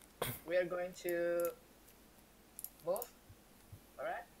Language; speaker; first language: English; non-native, learner; Indonesian